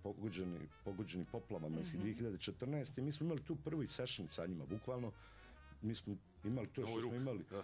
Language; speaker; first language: Serbian; native; Serbian